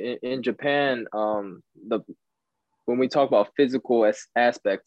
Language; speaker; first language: English; early bilingual, other home language; Japanese